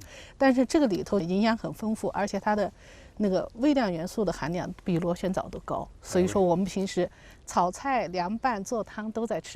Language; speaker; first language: Chinese; native; Chinese